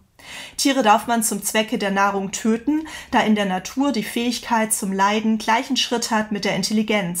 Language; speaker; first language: German; native; German